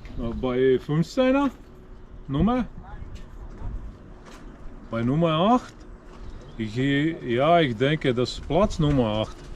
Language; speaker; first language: German; non-native, learner; Latvian